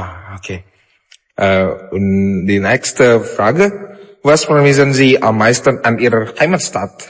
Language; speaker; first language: German; non-native, fluent; Indonesian